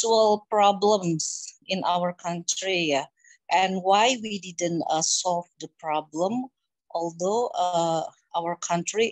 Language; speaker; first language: English; non-native, learner; Indonesian